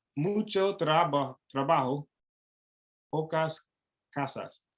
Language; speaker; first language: Spanish; non-native, learner; English